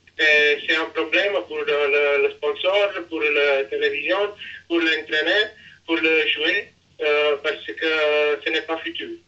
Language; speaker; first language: French; non-native, learner; Italian